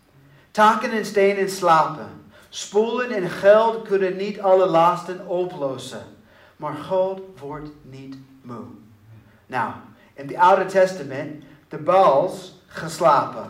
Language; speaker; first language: Dutch; non-native, learner; English